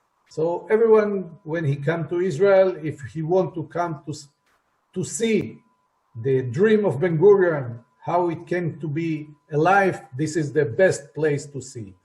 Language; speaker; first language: English; non-native, fluent; Hebrew